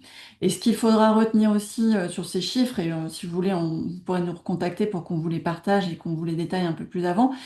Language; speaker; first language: French; native; French